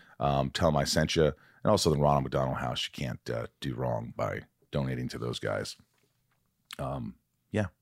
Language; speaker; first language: English; native; English